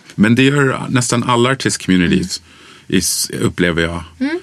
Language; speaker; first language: Swedish; early bilingual, other home language; English